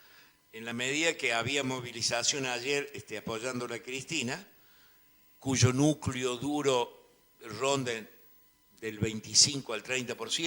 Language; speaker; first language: Spanish; native; Spanish